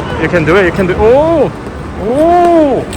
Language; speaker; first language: English; non-native, learner; Korean